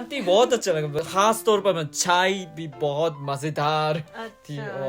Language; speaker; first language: Hindi; non-native, fluent; Japanese